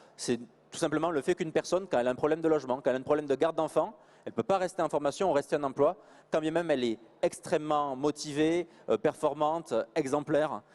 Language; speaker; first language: French; early bilingual, other home language; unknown